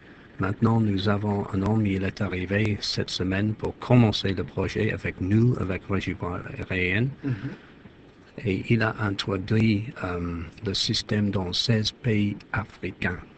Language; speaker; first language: French; non-native, fluent; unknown